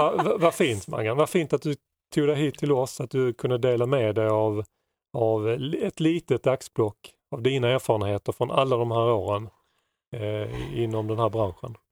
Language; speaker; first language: Swedish; native; Swedish